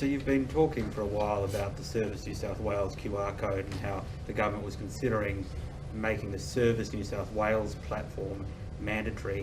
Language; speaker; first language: English; native; English